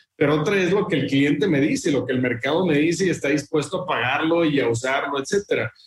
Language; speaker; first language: Spanish; native; Spanish